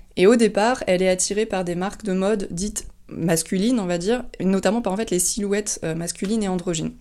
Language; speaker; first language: French; native; French